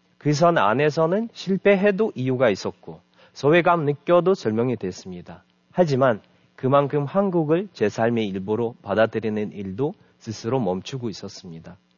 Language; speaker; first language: Korean; non-native, fluent; Russian